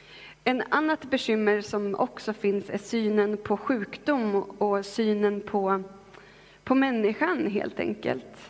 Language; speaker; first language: Swedish; native; Swedish